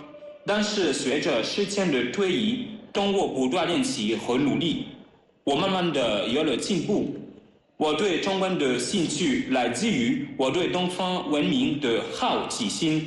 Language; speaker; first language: Chinese; non-native, fluent; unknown